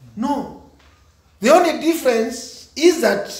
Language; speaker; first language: English; non-native, local second language; Swahili